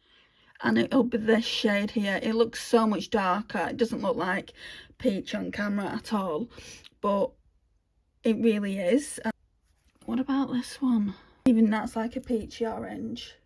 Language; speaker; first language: English; native; English